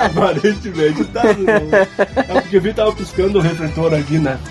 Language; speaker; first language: Portuguese; native; Portuguese